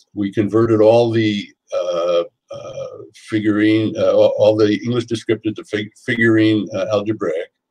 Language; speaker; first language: English; native; English